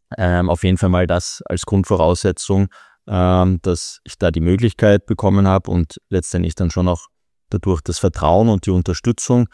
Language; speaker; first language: German; native; German